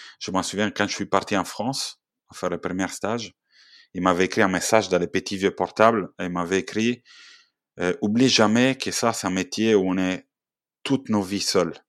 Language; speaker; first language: French; non-native, fluent; Italian